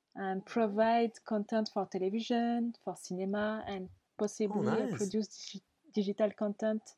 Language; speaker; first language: English; non-native, learner; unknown